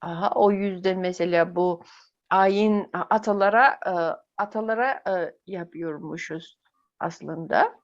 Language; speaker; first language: Turkish; non-native, fluent; Yakut